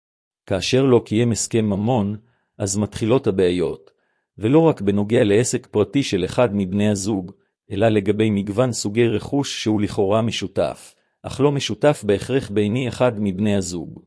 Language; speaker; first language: Hebrew; native; Hebrew